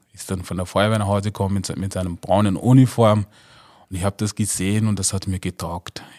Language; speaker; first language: German; non-native, fluent; Mossi